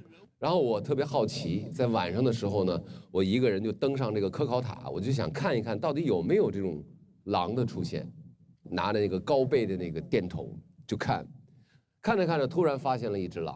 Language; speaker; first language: Chinese; native; Chinese